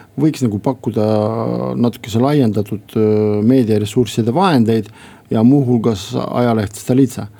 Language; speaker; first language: Estonian; non-native, local second language; Russian